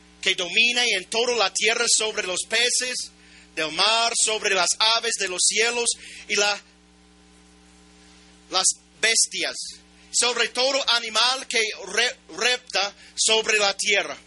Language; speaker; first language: Spanish; non-native, learner; English